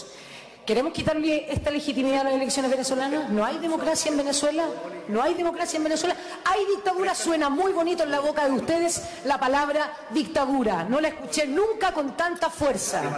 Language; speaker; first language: Spanish; native; Spanish